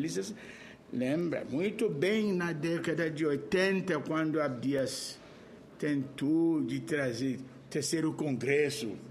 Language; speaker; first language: Portuguese; non-native, fluent; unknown